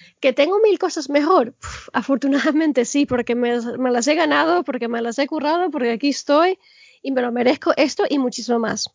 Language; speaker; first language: Spanish; early bilingual, heritage; Spanish